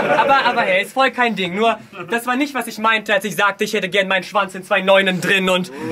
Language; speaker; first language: German; early bilingual, other home language; Russian